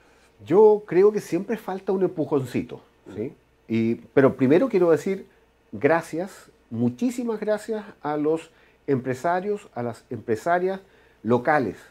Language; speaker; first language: Spanish; native; Spanish